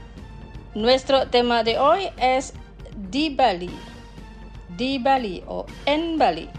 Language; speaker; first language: Spanish; non-native, fluent; Indonesian